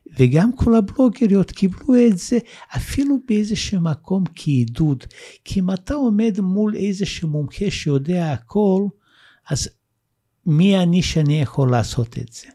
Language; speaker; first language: Hebrew; non-native, fluent; Russian